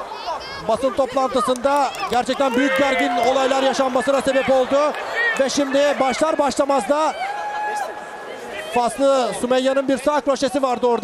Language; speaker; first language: Turkish; native; Turkish